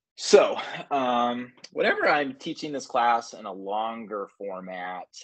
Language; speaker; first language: English; native; English